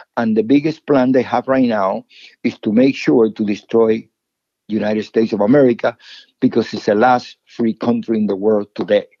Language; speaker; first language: English; non-native, fluent; Spanish